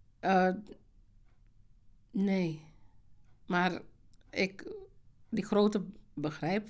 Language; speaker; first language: Dutch; non-native, fluent; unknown